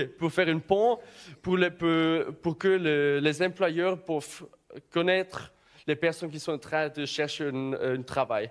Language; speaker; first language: French; non-native, learner; German